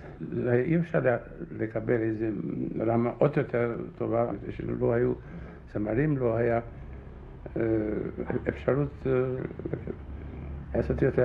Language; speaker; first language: Hebrew; non-native, fluent; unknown